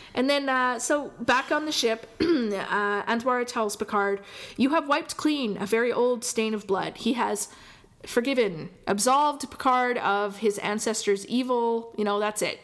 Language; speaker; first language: English; native; English